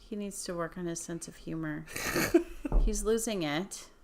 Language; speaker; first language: English; native; English